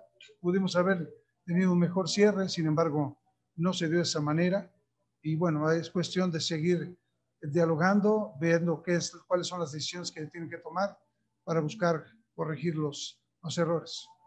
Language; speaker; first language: Spanish; native; Spanish